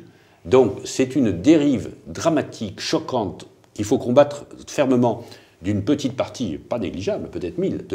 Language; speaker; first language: French; native; French